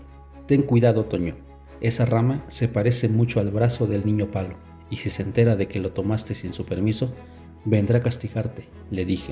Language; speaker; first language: Spanish; native; Spanish